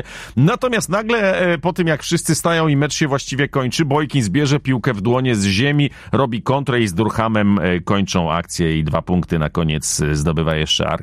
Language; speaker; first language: Polish; native; Polish